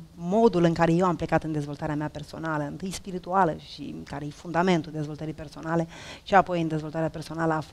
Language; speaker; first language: Romanian; native; Romanian